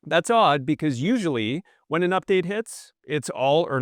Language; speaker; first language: English; native; English